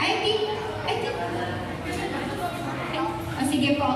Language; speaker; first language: Filipino; native; Filipino